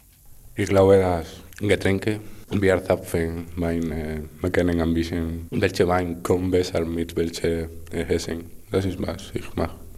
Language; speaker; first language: German; non-native, learner; Spanish